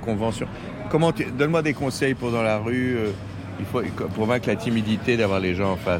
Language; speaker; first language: French; native; French